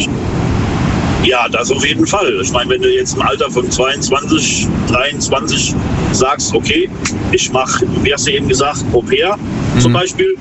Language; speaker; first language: German; native; German